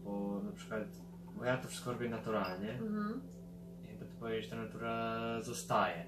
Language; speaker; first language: Polish; early bilingual, heritage; Polish